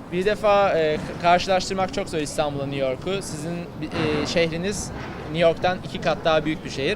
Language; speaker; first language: Turkish; native; Turkish